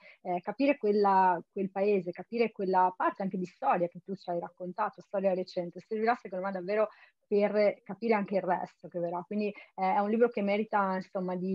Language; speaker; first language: Italian; native; Italian